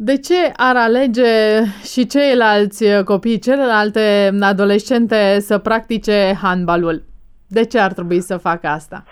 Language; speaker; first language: Romanian; native; Romanian